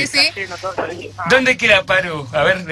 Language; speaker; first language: Spanish; native; Spanish